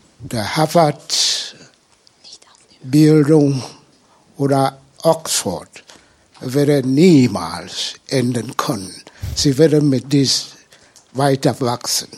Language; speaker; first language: German; non-native, learner; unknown